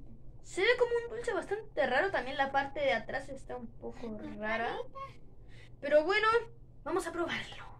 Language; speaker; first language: Spanish; native; Spanish